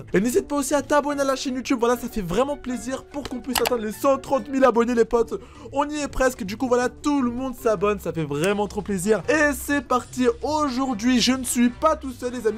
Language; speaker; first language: French; native; French